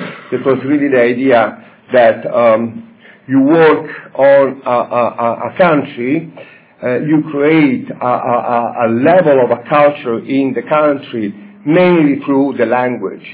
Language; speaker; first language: English; non-native, fluent; Italian